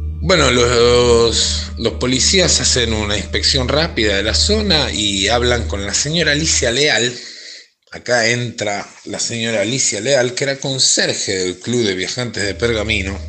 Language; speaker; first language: Spanish; native; Spanish